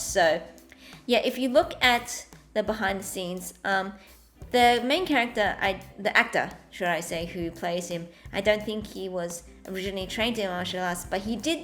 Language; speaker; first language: English; native; English